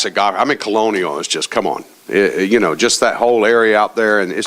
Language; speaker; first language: English; native; English